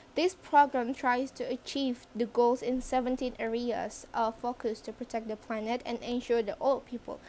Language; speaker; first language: English; non-native, fluent; Indonesian